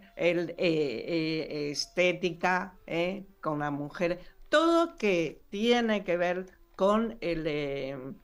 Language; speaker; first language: Spanish; non-native, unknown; Chinese